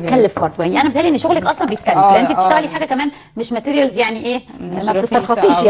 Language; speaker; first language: Arabic; native; Arabic